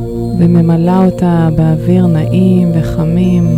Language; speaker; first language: Hebrew; native; Hebrew